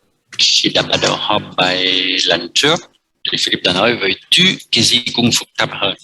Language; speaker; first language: Vietnamese; non-native, fluent; French